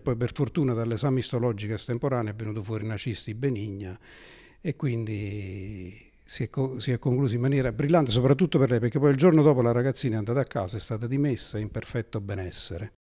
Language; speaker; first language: Italian; native; Italian